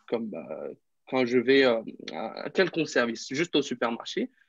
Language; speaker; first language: French; non-native, local second language; Arabic